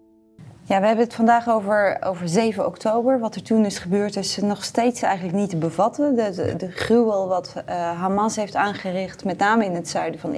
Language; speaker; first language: Dutch; native; Dutch